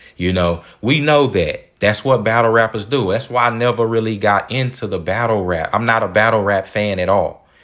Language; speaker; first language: English; native; English